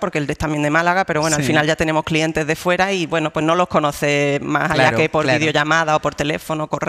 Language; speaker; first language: Spanish; native; Spanish